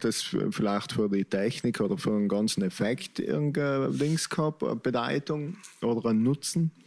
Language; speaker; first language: German; native; German